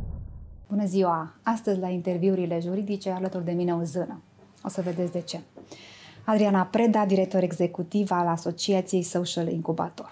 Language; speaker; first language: Romanian; native; Romanian